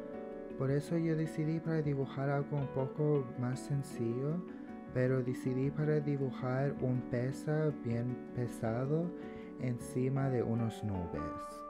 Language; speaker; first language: Spanish; early bilingual, heritage; English